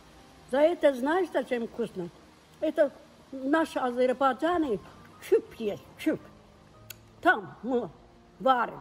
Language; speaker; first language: Russian; non-native, learner; Azerbaijani